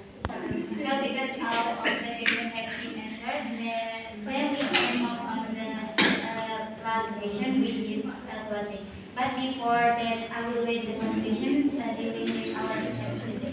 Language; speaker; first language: English; non-native, learner; Indonesian